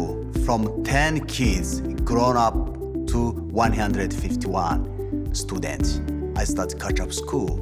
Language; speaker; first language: English; non-native, local second language; Kinyarwanda